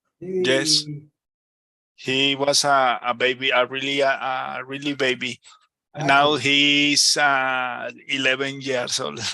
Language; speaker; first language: English; non-native, learner; Spanish